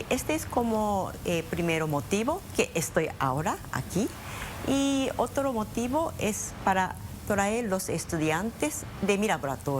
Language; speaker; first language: Spanish; non-native, fluent; Japanese